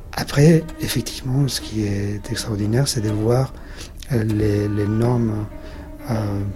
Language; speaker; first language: French; non-native, fluent; Spanish